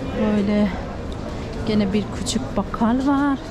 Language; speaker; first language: Turkish; non-native, learner; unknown